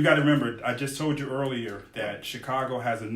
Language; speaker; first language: English; native; English